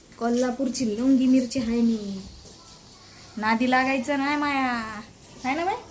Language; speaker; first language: Marathi; non-native, local second language; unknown